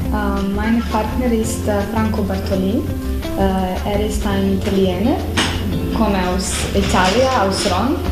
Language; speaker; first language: German; non-native, learner; Serbian